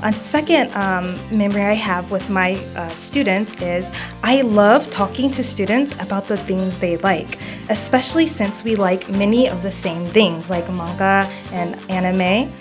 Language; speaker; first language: English; native; English